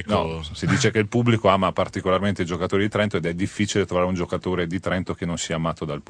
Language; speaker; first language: Italian; native; Italian